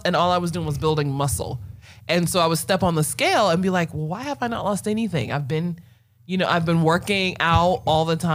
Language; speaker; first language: English; native; English